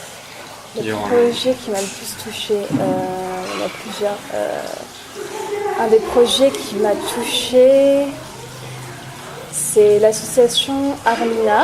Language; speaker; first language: French; native; French